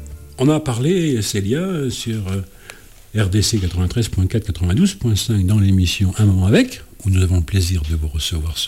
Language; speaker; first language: French; native; French